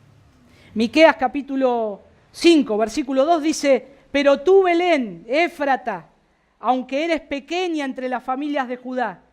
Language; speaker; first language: Spanish; native; Spanish